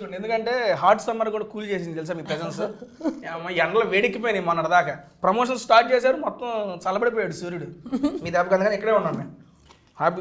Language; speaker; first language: Telugu; native; Telugu